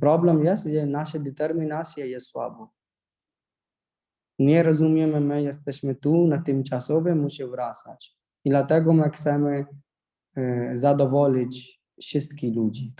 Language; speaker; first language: Polish; non-native, learner; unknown